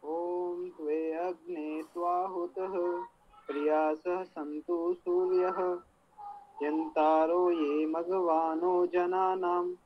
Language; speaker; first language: Hindi; native; Hindi